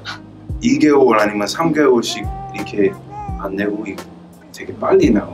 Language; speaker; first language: Korean; early bilingual, heritage; Korean